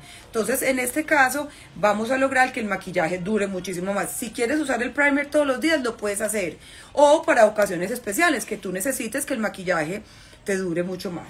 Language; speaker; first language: Spanish; native; Spanish